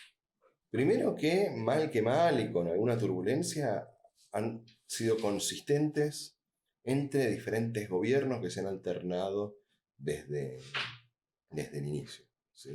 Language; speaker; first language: Spanish; native; Spanish